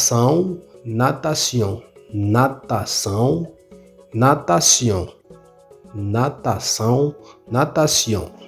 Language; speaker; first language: Portuguese; non-native, learner; Haitian Creole